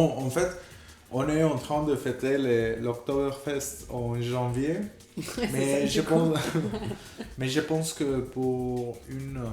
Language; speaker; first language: French; non-native, fluent; Spanish